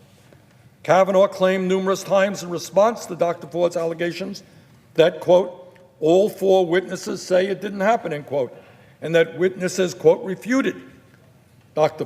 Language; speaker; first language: English; native; English